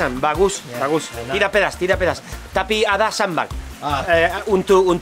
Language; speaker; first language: Indonesian; non-native, learner; Spanish